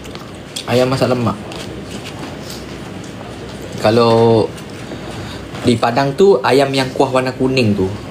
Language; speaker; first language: Malay; native; Malay